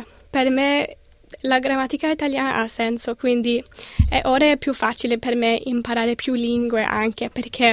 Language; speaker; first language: Italian; non-native, learner; English